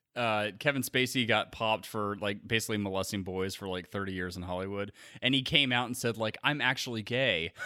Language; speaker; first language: English; native; English